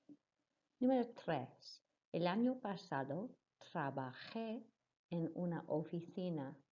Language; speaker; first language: Spanish; non-native, fluent; English